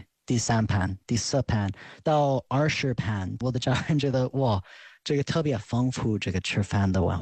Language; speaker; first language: Chinese; non-native, fluent; English